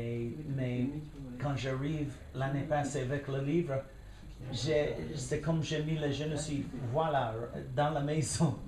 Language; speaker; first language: French; non-native, fluent; English